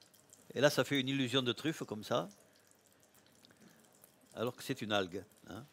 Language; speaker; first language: French; native; French